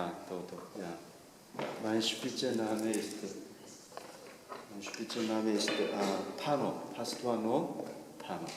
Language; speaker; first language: German; non-native, learner; Korean